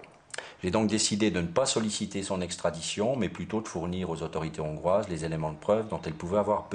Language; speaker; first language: French; native; French